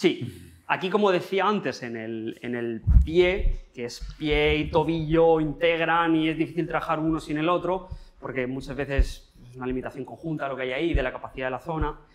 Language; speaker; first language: Spanish; native; Spanish